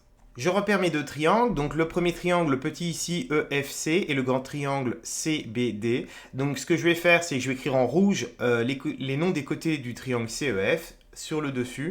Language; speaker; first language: French; native; French